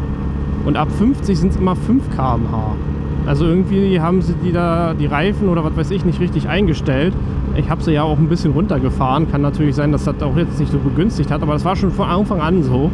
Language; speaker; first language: German; native; German